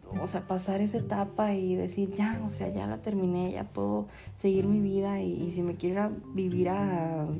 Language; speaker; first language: Spanish; native; Spanish